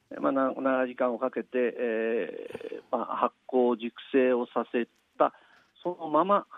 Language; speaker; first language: Japanese; native; Japanese